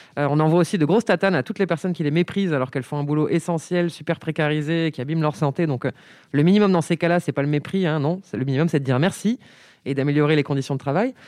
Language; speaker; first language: French; native; French